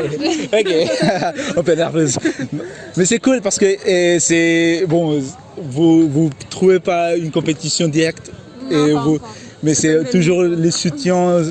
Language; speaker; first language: French; non-native, learner; Spanish